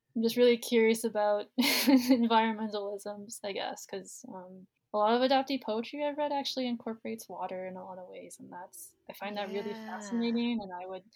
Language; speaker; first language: English; native; English